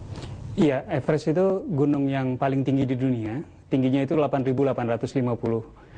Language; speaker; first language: Indonesian; native; Indonesian